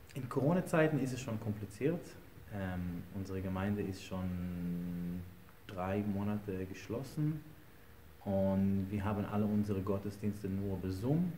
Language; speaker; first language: German; non-native, fluent; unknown